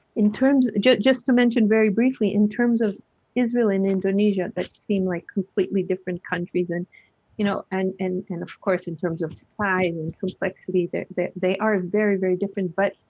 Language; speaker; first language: English; early bilingual, other home language; Hebrew